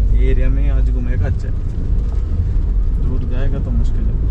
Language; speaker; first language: Hindi; non-native, local second language; Malayalam